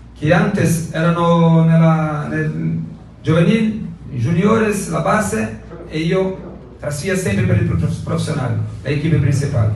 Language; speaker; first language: Spanish; non-native, learner; Portuguese